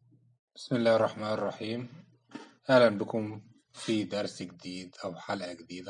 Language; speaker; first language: Arabic; native; Arabic